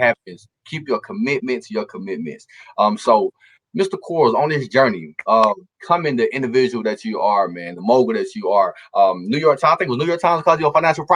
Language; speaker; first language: English; native; English